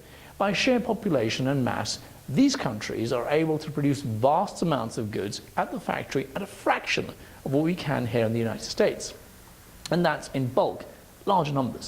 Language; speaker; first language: English; native; English